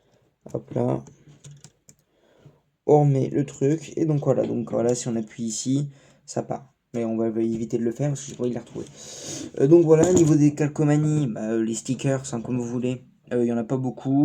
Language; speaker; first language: French; native; French